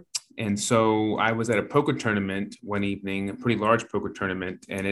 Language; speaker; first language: English; native; English